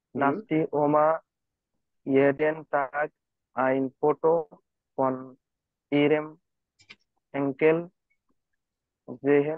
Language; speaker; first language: German; non-native, learner; Bangla